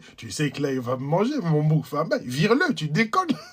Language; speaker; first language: French; native; French